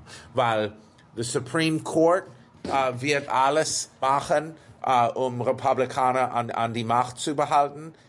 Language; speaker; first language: German; non-native, fluent; English